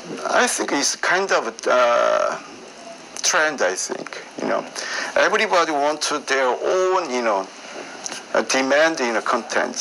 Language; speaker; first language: English; non-native, learner; Korean